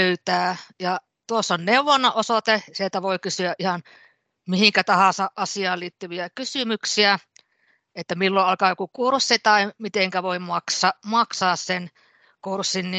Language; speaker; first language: Finnish; native; Finnish